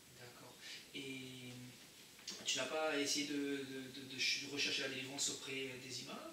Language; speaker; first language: French; native; French